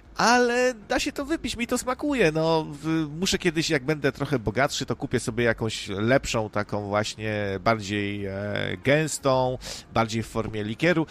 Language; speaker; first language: Polish; native; Polish